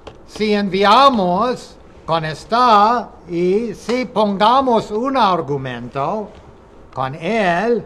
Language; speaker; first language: Spanish; non-native, fluent; English